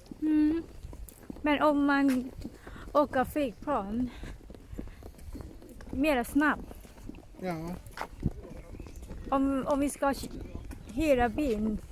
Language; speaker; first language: Swedish; non-native, learner; Thai